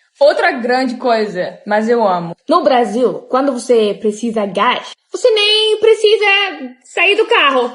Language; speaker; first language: Portuguese; non-native, learner; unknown